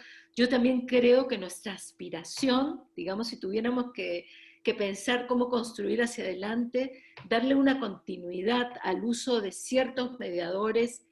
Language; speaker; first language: Spanish; native; Spanish